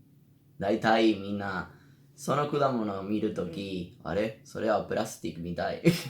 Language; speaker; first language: Japanese; non-native, learner; Spanish